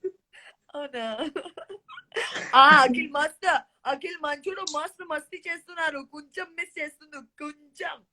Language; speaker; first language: Telugu; non-native, local second language; Gujarati